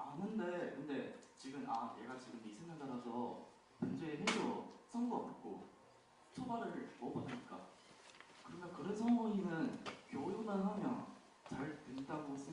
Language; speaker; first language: Korean; non-native, learner; Chinese